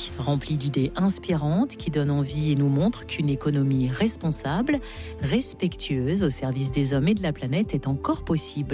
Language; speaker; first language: French; native; French